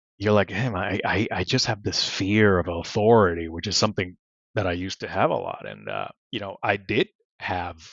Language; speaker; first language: English; non-native, fluent; Spanish